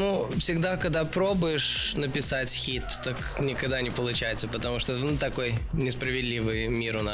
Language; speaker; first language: Russian; early bilingual, other home language; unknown